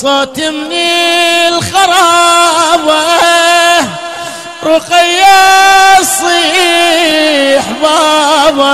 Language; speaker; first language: Arabic; native; Arabic